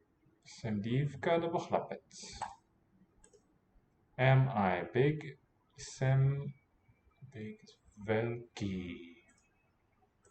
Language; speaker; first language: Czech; non-native, learner; English